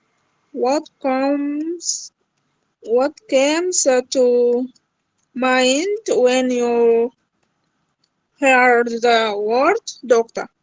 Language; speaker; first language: English; non-native, learner; Arabic